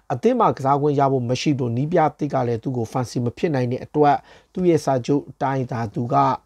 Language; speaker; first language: Burmese; native; Burmese